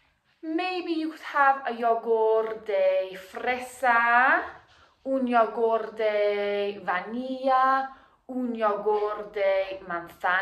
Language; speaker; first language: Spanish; non-native, fluent; English